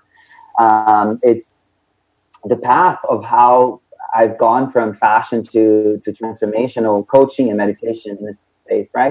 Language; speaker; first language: English; non-native, fluent; Portuguese